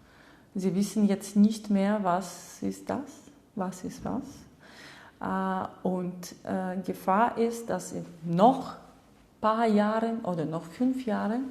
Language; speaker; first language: German; non-native, learner; Belarusian